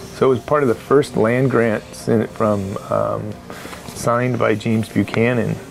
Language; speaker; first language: English; native; English